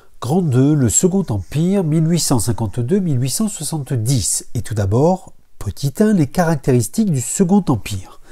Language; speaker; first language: French; native; French